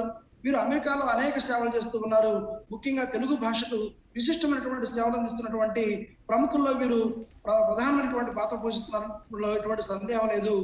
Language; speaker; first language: Telugu; native; Telugu